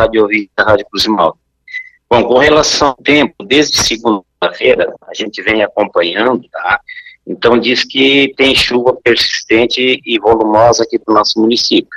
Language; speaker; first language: Portuguese; native; Portuguese